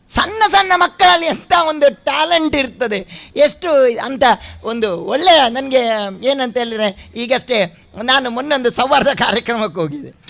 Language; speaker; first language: Kannada; non-native, local second language; Tulu